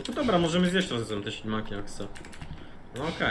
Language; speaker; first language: Polish; native; Polish